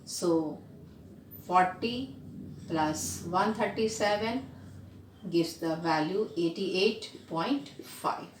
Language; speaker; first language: English; non-native, local second language; Hindi